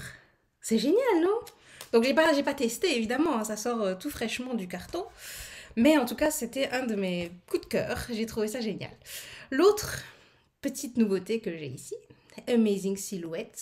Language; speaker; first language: French; native; French